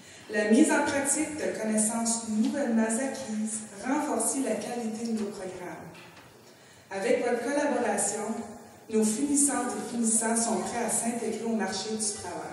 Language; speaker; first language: French; native; French